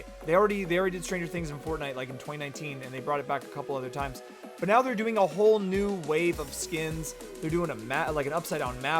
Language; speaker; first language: English; native; English